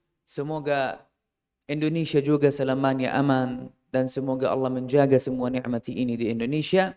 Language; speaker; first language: Indonesian; non-native, fluent; Arabic